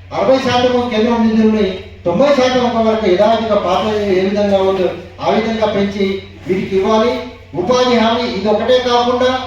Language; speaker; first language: Telugu; non-native, local second language; Lambadi